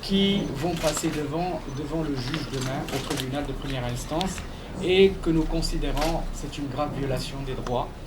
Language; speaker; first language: French; non-native, local second language; Arabic